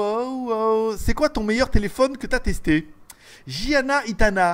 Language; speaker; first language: French; native; French